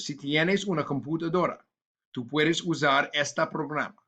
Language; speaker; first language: Spanish; non-native, learner; English